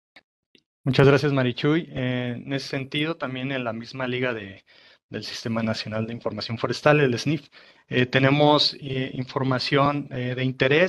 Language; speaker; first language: Spanish; native; Spanish